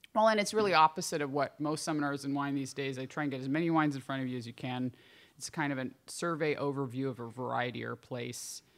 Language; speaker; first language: English; native; English